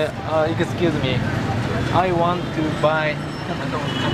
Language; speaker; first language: English; non-native, learner; Japanese